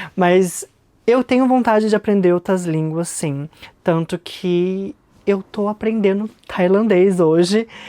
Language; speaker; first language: Portuguese; early bilingual, heritage; Portuguese